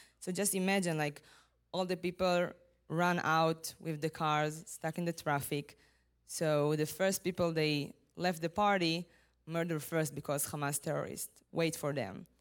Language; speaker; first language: English; non-native, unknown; Hebrew